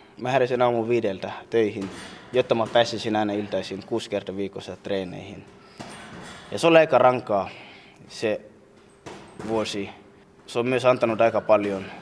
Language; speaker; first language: Finnish; non-native, fluent; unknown